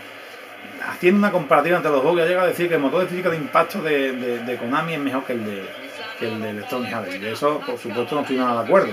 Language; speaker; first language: Spanish; native; Spanish